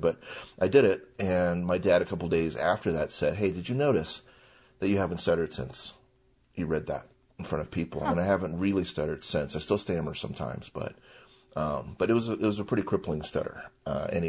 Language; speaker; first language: English; non-native, local second language; Chinese